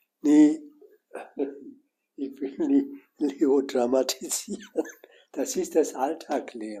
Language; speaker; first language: German; non-native, learner; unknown